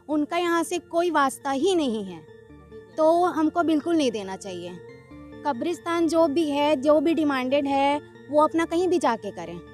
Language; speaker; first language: Hindi; native; Hindi